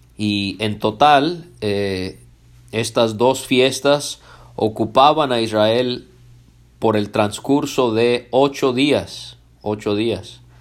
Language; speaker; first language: Spanish; early bilingual, other home language; English